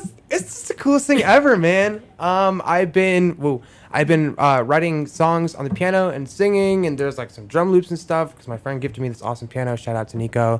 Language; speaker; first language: English; native; English